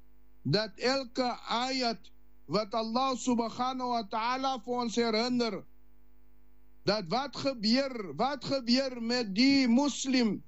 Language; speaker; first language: Dutch; non-native, learner; Afrikaans